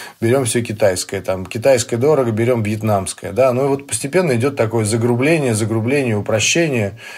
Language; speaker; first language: Russian; native; Russian